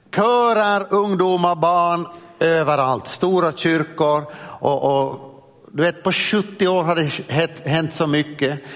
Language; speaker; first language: Swedish; native; Swedish